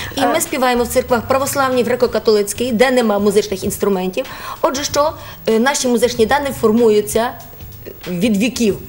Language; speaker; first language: Ukrainian; early bilingual, heritage; Ukrainian